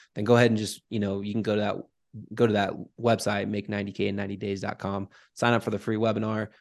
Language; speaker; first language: English; native; English